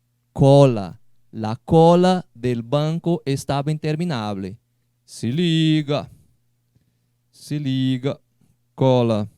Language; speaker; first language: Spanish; non-native, fluent; Portuguese